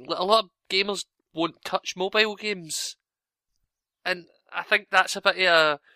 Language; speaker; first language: English; native; English